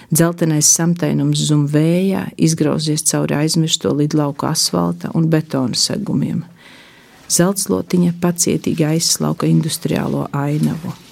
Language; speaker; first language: Latvian; native; Latvian